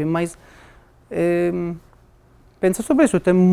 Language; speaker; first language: Portuguese; non-native, learner; Arabic